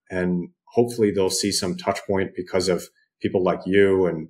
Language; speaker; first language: English; native; English